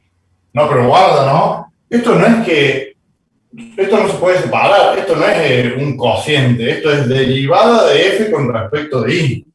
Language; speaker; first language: Spanish; native; Spanish